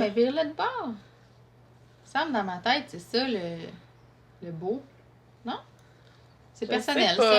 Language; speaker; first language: French; native; French